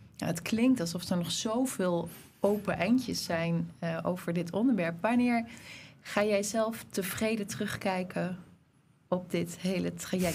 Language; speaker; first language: Dutch; native; Dutch